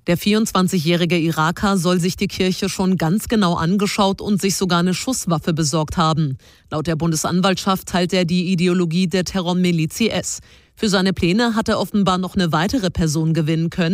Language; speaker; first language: German; native; German